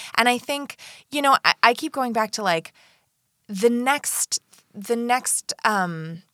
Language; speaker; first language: English; native; English